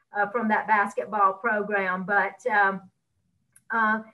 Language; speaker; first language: English; native; English